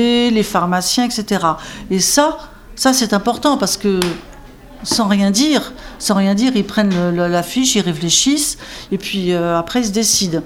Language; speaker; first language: French; native; French